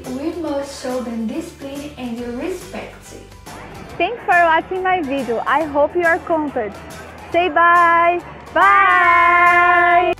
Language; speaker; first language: English; non-native, learner; Portuguese